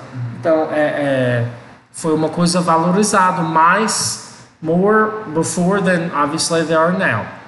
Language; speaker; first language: Portuguese; non-native, learner; English